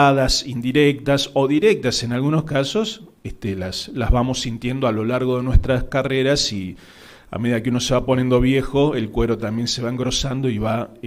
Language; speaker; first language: Spanish; native; Spanish